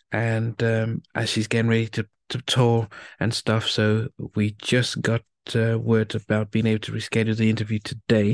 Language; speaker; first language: English; native; English